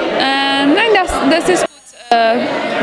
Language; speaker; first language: German; non-native, learner; Persian